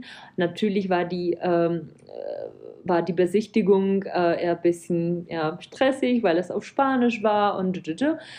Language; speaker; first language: German; non-native, fluent; Czech